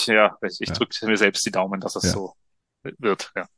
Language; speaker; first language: German; native; German